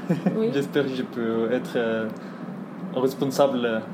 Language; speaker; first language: French; non-native, fluent; Arabic